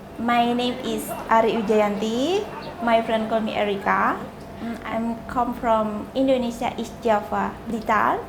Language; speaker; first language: English; non-native, learner; Indonesian